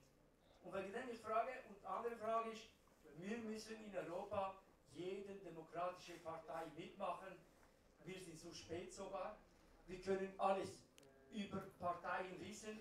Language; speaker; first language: German; non-native, learner; Central Kurdish